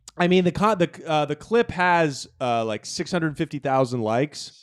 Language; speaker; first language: English; native; English